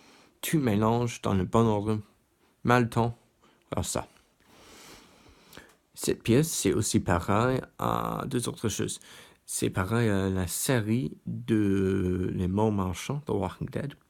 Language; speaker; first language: French; non-native, learner; English